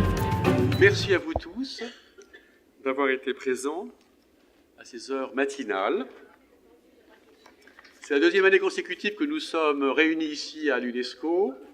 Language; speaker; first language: French; native; French